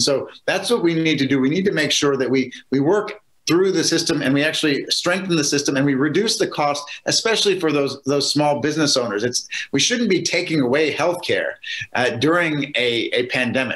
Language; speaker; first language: English; native; English